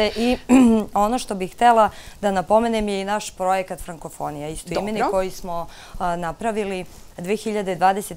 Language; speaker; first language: Serbian; native; Serbian